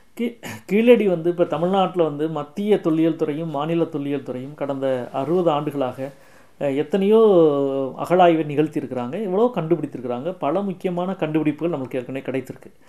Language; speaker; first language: Tamil; native; Tamil